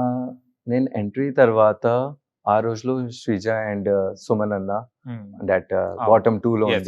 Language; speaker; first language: Telugu; non-native, learner; Hindi